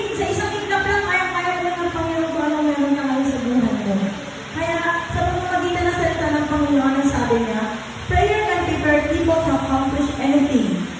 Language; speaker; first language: Filipino; non-native, local second language; Cebuano